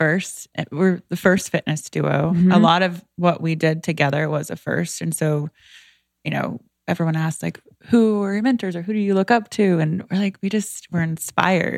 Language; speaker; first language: English; native; English